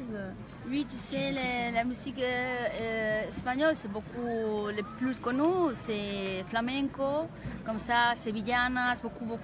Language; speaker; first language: French; non-native, learner; Galician